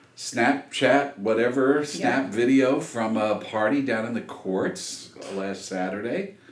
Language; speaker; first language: English; native; English